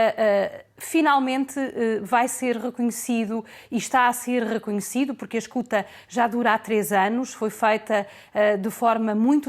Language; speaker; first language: Portuguese; native; Portuguese